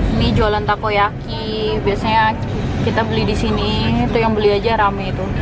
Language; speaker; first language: Indonesian; native; Indonesian